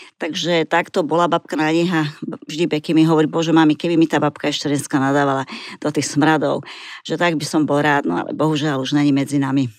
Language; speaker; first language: Slovak; native; Slovak